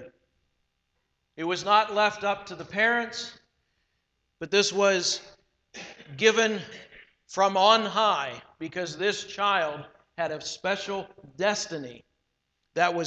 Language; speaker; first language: English; native; English